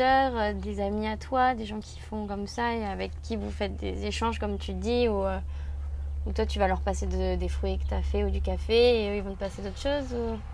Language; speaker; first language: French; native; French